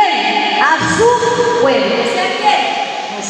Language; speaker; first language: Spanish; native; Spanish